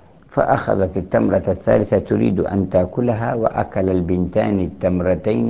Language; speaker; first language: Arabic; native; Arabic